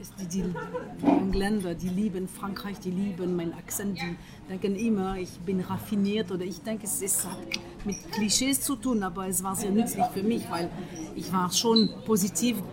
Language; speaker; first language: German; non-native, fluent; French